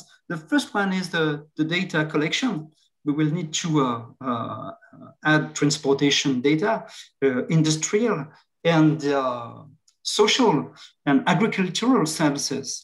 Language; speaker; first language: English; non-native, fluent; French